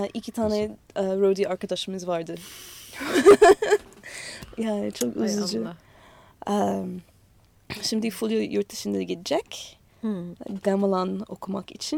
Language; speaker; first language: Turkish; non-native, fluent; English